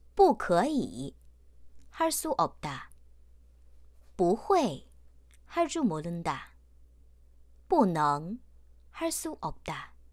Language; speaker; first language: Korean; non-native, fluent; Chinese